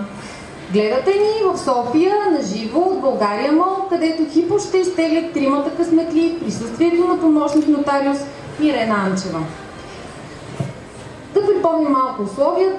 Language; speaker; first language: Bulgarian; native; Bulgarian